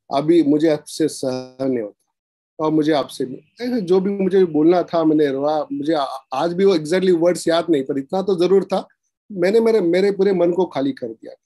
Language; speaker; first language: Hindi; non-native, local second language; Marathi